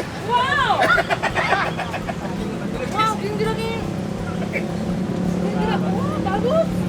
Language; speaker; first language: Indonesian; non-native, learner; Japanese